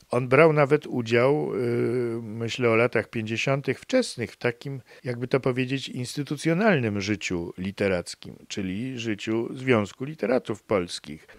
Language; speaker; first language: Polish; native; Polish